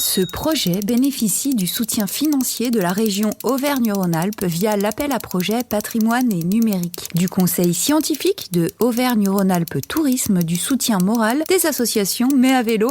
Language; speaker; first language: French; native; French